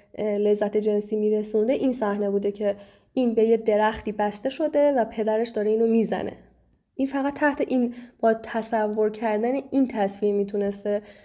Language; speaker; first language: Persian; native; Persian